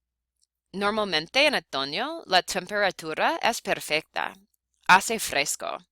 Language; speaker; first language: Spanish; non-native, fluent; English